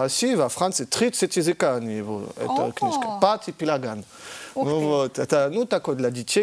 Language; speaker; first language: Russian; early bilingual, heritage; French